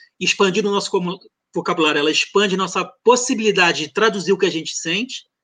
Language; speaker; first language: Portuguese; early bilingual, other home language; French